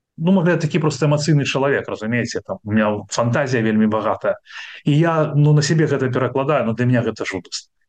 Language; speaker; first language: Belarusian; non-native, local second language; Russian